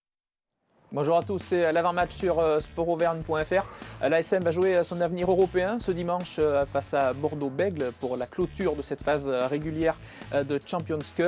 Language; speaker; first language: French; native; French